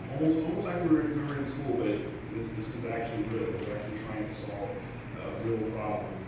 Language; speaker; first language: English; native; English